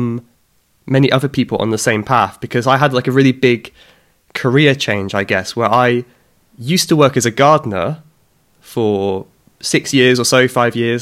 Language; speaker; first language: English; native; English